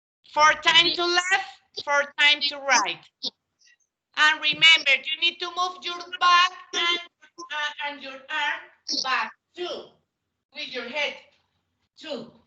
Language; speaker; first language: English; non-native, learner; Spanish